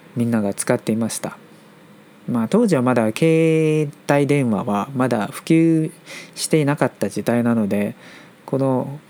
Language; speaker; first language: Japanese; non-native, fluent; Chinese